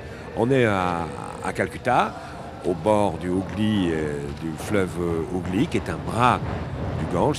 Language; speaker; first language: French; native; French